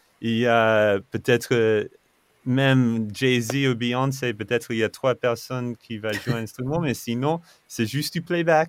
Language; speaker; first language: French; non-native, fluent; English